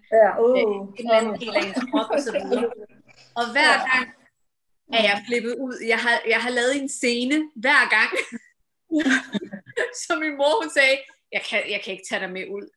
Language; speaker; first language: Danish; early bilingual, other home language; Urdu